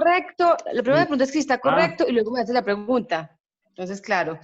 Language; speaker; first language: Spanish; native; Spanish